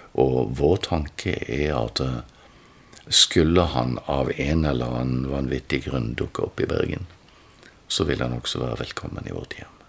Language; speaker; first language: Norwegian; native; Norwegian